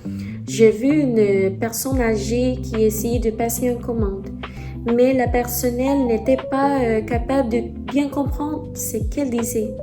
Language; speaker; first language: French; non-native, learner; Filipino